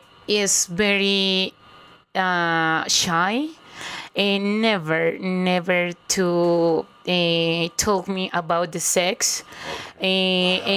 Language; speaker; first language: English; non-native, learner; Spanish